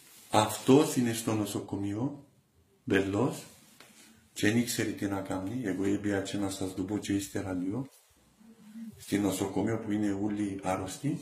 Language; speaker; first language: Greek; non-native, learner; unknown